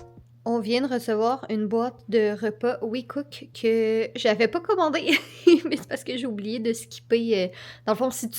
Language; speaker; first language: French; native; French